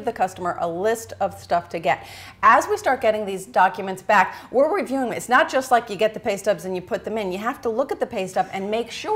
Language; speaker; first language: English; native; English